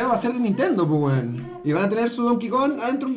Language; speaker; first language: Spanish; native; Spanish